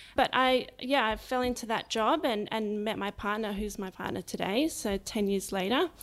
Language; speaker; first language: English; native; English